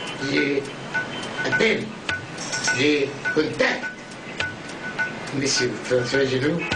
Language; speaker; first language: French; non-native, learner; Arabic